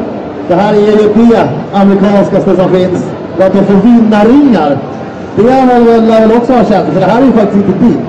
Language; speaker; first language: Swedish; native; Swedish